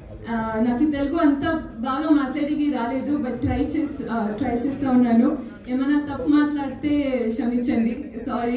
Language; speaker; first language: Telugu; non-native, learner; Kannada